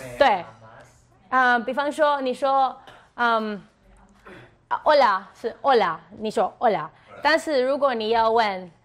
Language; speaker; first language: Chinese; non-native, learner; Spanish